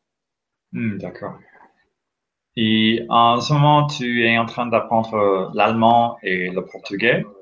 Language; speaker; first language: French; non-native, fluent; English